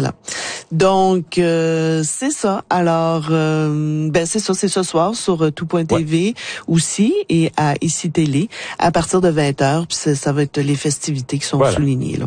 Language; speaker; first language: French; native; French